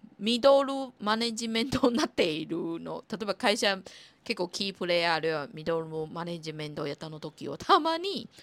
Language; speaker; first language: Japanese; non-native, fluent; Chinese